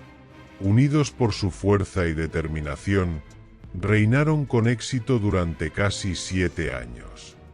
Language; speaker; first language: Spanish; native; Spanish